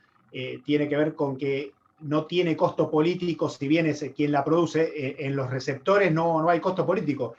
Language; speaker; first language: Spanish; native; Spanish